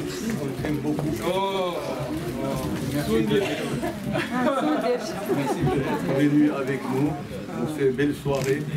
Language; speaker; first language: French; non-native, fluent; Chechen